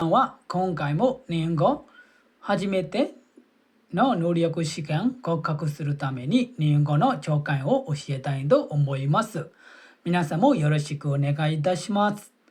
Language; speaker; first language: Japanese; non-native, learner; Burmese